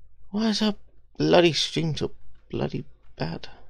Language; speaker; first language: English; native; English